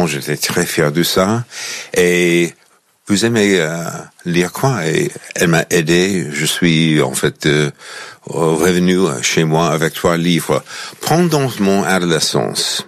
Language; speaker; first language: French; non-native, fluent; English